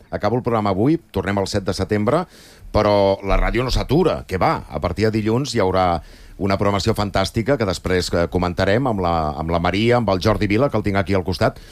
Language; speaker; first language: Catalan; native; Catalan